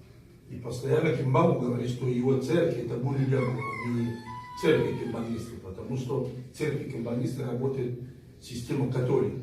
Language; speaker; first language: Russian; non-native, fluent; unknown